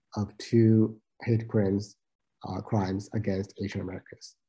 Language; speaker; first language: English; non-native, fluent; Chinese